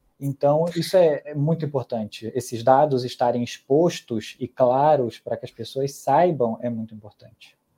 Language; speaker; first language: Portuguese; early bilingual, other home language; Spanish